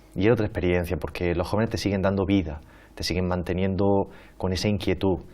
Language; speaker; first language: Spanish; native; Spanish